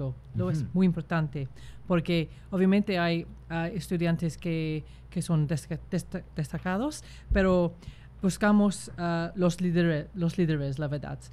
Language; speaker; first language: Spanish; non-native, fluent; English